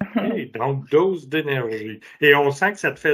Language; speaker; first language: French; native; French